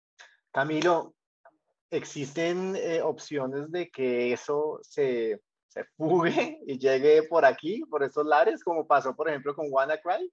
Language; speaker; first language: Spanish; native; Spanish